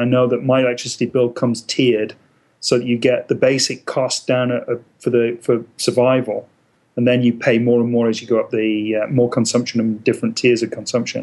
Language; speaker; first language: English; native; English